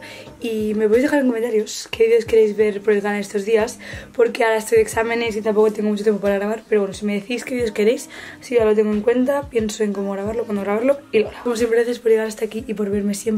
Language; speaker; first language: Spanish; native; Spanish